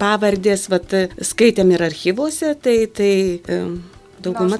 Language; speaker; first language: Lithuanian; native; Lithuanian